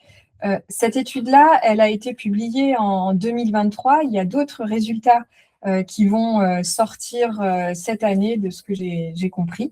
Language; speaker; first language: French; native; French